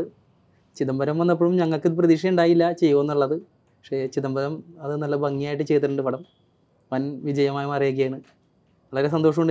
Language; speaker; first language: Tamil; non-native, learner; Malayalam